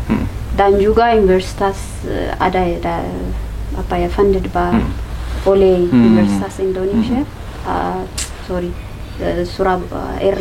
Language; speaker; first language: Indonesian; non-native, learner; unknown